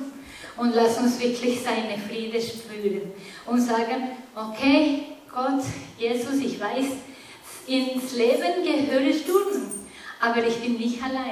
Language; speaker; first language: German; non-native, fluent; Spanish